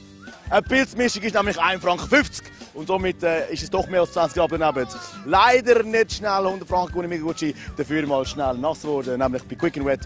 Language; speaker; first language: German; native; German